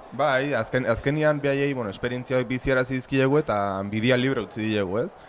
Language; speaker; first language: Basque; native; Basque